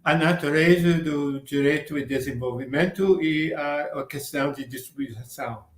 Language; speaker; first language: Portuguese; non-native, fluent; English